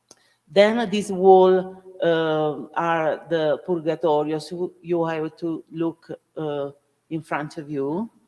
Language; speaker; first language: English; non-native, learner; Italian